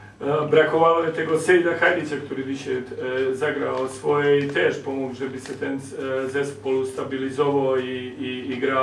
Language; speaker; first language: Polish; non-native, learner; Serbian